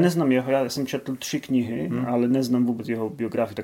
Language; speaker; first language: Czech; non-native, learner; Polish